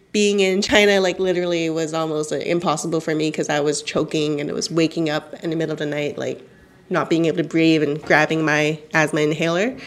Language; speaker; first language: English; non-native, fluent; Cantonese